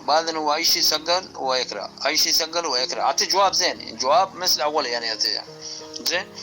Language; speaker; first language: Arabic; non-native, learner; Urdu